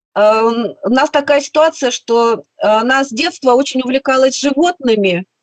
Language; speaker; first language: Russian; native; Russian